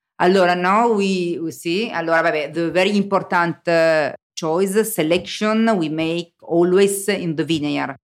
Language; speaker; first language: English; non-native, learner; Italian